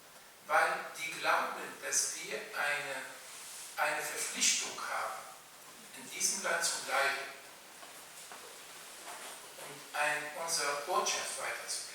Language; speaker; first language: German; non-native, fluent; Arabic